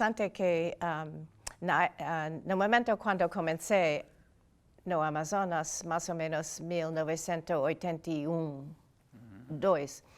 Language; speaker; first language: Portuguese; non-native, fluent; English